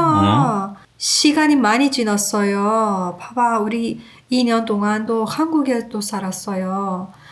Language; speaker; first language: Korean; non-native, learner; Persian